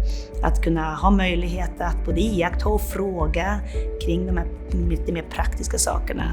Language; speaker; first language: Swedish; native; Swedish